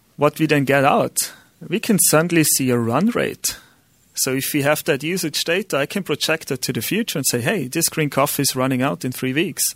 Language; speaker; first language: English; non-native, fluent; German